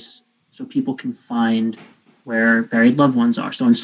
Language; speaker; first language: English; native; English